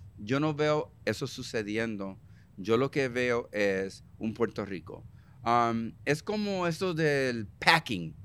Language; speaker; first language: Spanish; early bilingual, heritage; Spanish